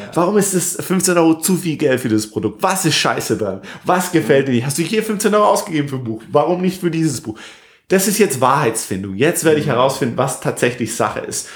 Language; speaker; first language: German; non-native, fluent; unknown